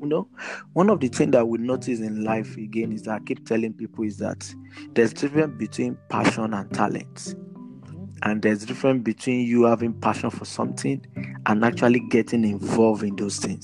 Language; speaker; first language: English; non-native, local second language; Yoruba